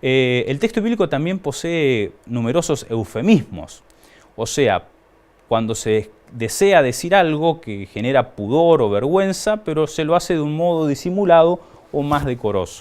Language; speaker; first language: Spanish; native; Spanish